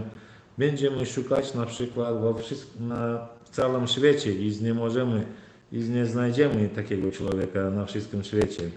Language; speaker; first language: Polish; non-native, learner; Turkmen